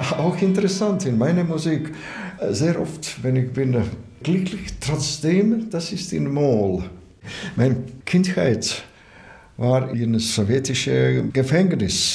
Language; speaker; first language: German; non-native, learner; Latvian